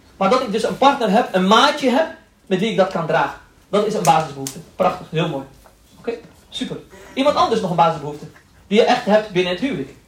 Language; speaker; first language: Dutch; early bilingual, other home language; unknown